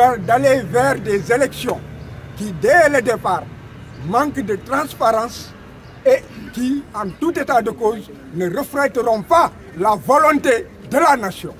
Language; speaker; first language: French; non-native, local second language; Wolof